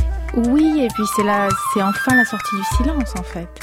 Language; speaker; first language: French; non-native, fluent; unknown